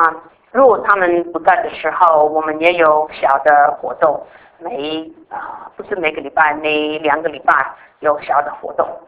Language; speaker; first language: Chinese; non-native, fluent; English